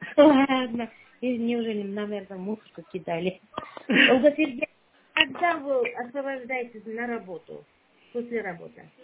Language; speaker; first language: Russian; non-native, learner; Uzbek